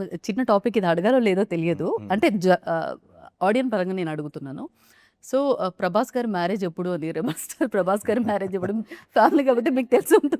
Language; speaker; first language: Telugu; native; Telugu